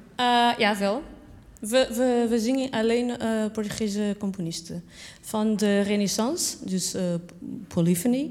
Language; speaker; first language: Dutch; non-native, learner; Portuguese